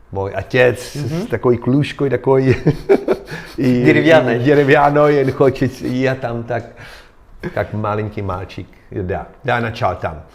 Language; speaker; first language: Russian; non-native, learner; Czech